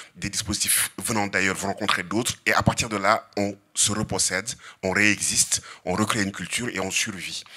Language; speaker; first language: French; non-native, local second language; Serer